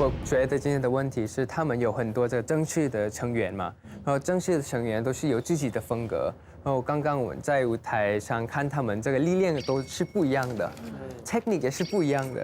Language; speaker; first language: Chinese; non-native, fluent; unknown